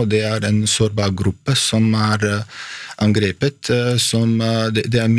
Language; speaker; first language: Norwegian; non-native, fluent; Bosnian